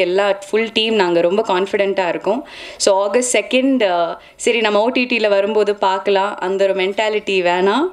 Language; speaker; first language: Tamil; non-native, local second language; Malayalam